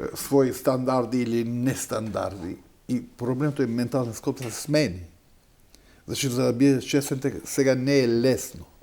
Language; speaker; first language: Macedonian; non-native, local second language; Albanian